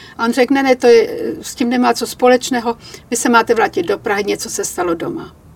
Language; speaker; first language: Czech; native; Czech